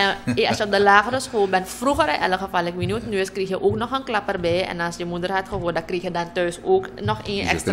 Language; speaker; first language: Dutch; native; Dutch